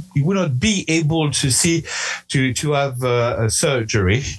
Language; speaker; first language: English; non-native, fluent; French